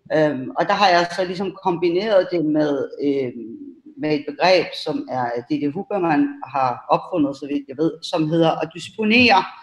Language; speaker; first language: Danish; early bilingual, other home language; Persian